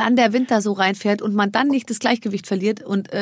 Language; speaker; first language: German; native; German